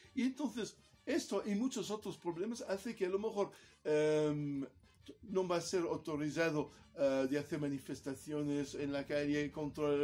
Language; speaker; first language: Spanish; non-native, fluent; Italian